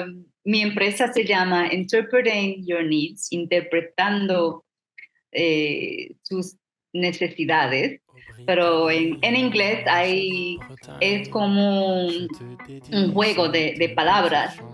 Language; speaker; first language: Spanish; non-native, fluent; English